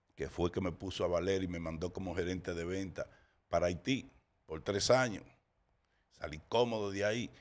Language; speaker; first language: Spanish; early bilingual, heritage; Spanish